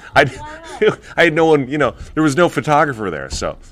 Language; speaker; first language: English; native; English